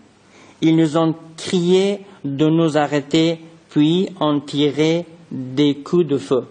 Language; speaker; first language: French; non-native, fluent; Persian